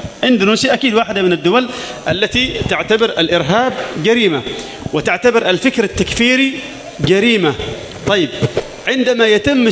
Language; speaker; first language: Arabic; native; Arabic